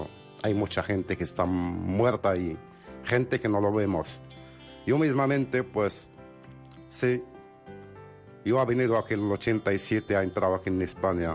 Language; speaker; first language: Spanish; non-native, fluent; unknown